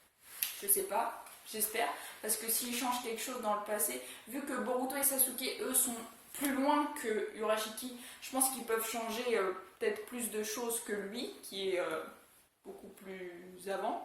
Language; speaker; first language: French; native; French